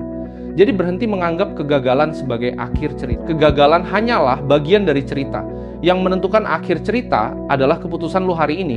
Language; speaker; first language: Indonesian; native; Indonesian